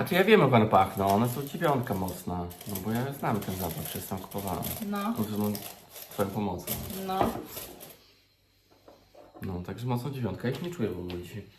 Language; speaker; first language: Polish; native; Polish